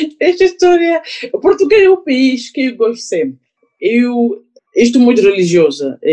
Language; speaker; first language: Portuguese; non-native, learner; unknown